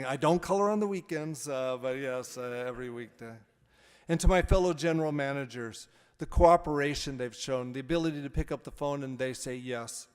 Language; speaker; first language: English; native; English